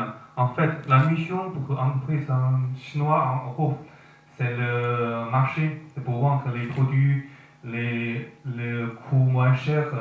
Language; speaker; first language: French; non-native, learner; Chinese